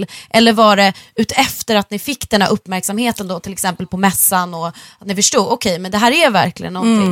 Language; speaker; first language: Swedish; native; Swedish